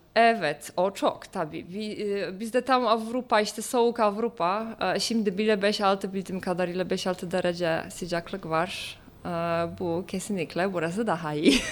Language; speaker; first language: Turkish; non-native, fluent; Polish